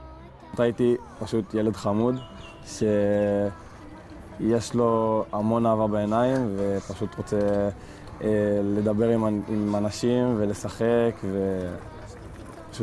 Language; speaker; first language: Hebrew; native; Hebrew